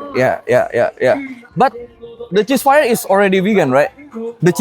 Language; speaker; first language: English; non-native, learner; Indonesian